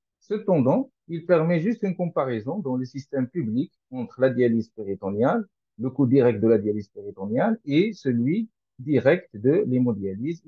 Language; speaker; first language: French; non-native, local second language; Arabic